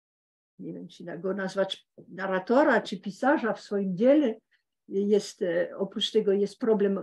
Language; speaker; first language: Polish; early bilingual, heritage; Polish